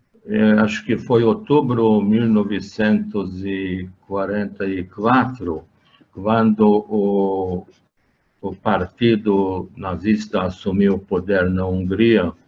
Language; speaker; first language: Portuguese; non-native, fluent; Hungarian